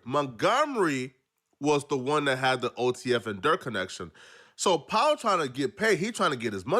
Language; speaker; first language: English; native; English